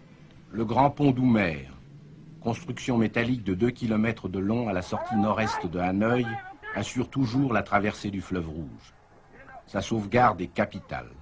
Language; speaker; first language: French; native; French